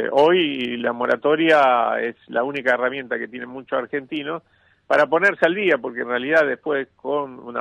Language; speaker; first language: Spanish; native; Spanish